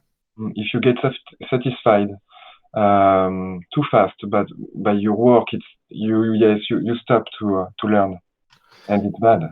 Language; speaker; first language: English; non-native, learner; French